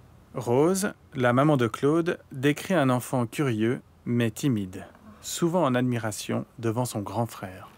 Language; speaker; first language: French; native; French